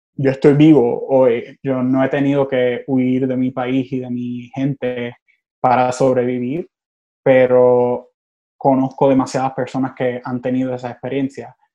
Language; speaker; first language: Spanish; early bilingual, other home language; English